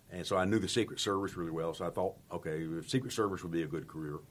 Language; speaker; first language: English; native; English